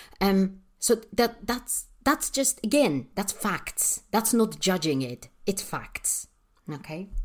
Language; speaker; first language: English; non-native, fluent; Polish